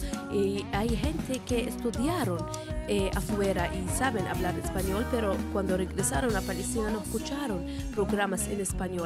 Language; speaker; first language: Spanish; non-native, fluent; Arabic